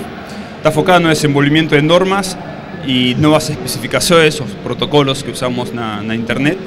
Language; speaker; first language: Portuguese; non-native, learner; Spanish